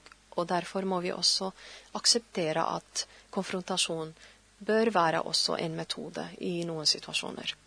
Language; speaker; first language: Norwegian; non-native, fluent; Arabic